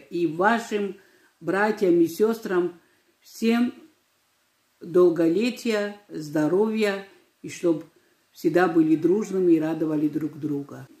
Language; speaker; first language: Russian; non-native, local second language; Georgian